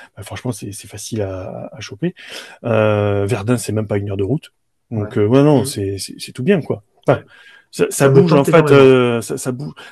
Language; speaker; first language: French; native; French